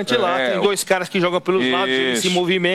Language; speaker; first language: Portuguese; native; Portuguese